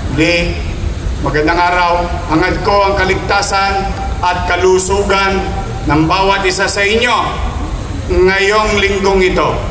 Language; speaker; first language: Filipino; native; Filipino